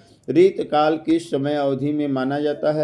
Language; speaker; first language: Hindi; native; Hindi